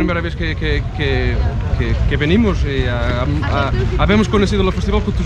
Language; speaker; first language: Spanish; non-native, learner; Portuguese